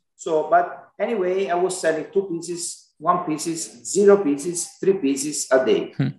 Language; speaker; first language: English; non-native, learner; Italian